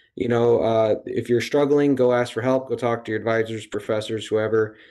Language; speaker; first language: English; native; English